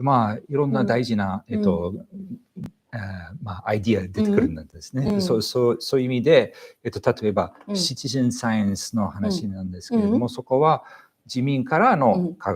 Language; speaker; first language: Japanese; non-native, fluent; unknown